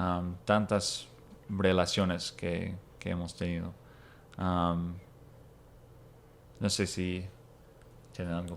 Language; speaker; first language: Spanish; non-native, fluent; English